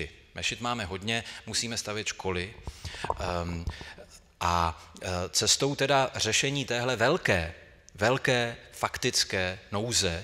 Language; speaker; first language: Czech; native; Czech